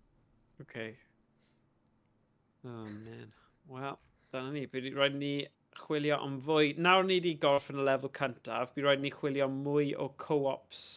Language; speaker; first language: Welsh; native; Welsh